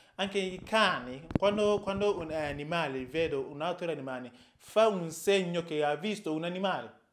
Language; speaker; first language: Italian; non-native, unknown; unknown